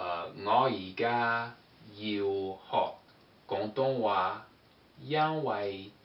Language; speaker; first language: Cantonese; non-native, learner; English